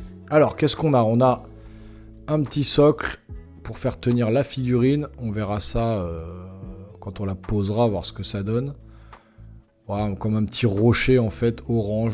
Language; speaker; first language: French; native; French